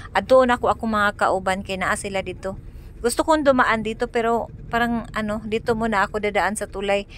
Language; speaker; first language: Filipino; non-native, local second language; Cebuano